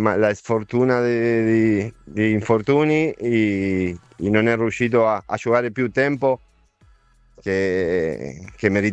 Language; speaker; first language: Italian; non-native, fluent; Spanish